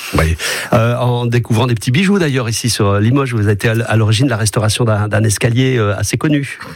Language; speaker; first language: French; native; French